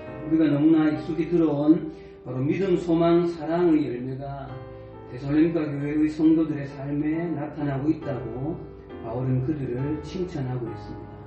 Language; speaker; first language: Korean; native; Korean